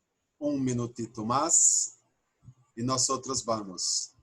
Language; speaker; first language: Spanish; non-native, fluent; Portuguese